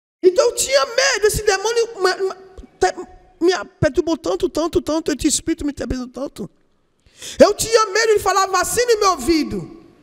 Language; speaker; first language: Portuguese; non-native, learner; Yoruba